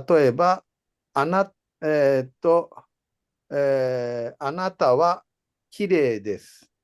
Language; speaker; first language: Japanese; non-native, fluent; Indonesian